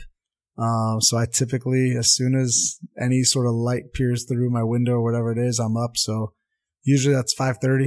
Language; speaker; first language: English; non-native, local second language; Armenian